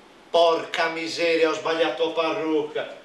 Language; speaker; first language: Italian; native; Italian